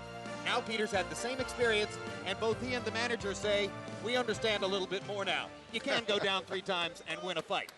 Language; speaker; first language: English; native; English